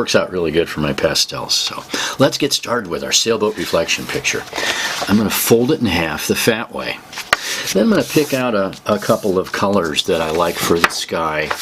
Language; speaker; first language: English; native; English